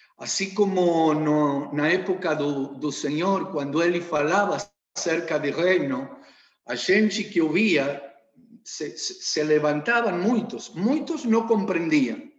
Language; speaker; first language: Portuguese; non-native, learner; Spanish